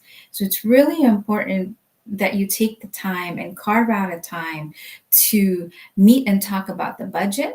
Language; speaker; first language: English; native; English